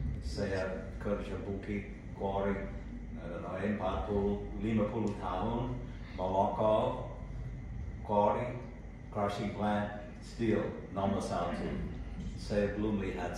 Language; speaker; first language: Indonesian; non-native, learner; English